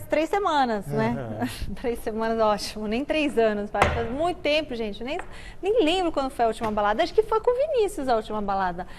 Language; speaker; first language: Portuguese; native; Portuguese